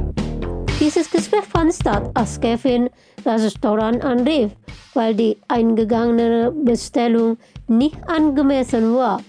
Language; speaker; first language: German; non-native, fluent; Indonesian